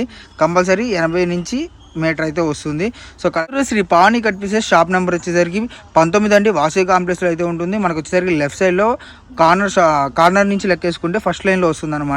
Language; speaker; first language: Telugu; native; Telugu